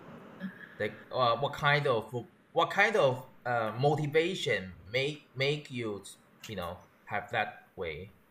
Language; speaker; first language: English; non-native, learner; Chinese